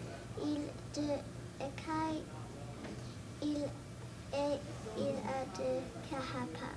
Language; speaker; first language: French; non-native, learner; English